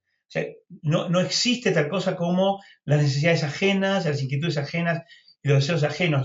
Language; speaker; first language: Spanish; native; Spanish